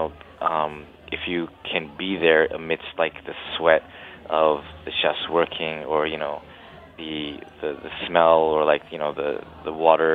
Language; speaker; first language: English; non-native, local second language; Cantonese